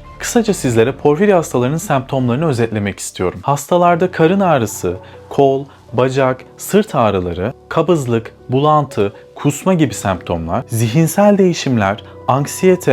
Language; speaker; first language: Turkish; native; Turkish